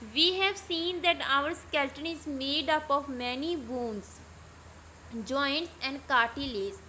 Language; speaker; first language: English; non-native, local second language; Punjabi